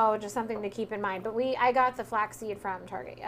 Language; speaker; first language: English; native; English